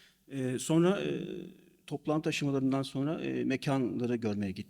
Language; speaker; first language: Turkish; native; Turkish